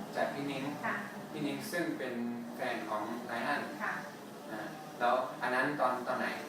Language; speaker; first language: Thai; non-native, fluent; English